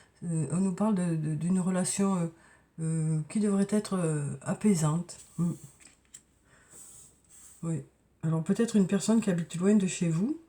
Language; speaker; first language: French; native; French